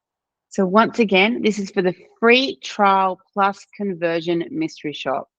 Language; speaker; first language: English; native; English